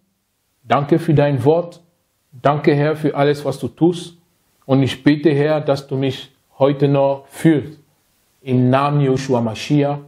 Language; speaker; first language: German; non-native, fluent; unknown